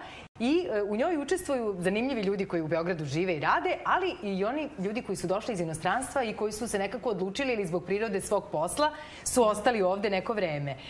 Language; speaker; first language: Serbian; native; Serbian